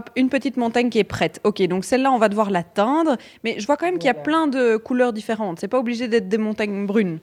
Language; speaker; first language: French; native; French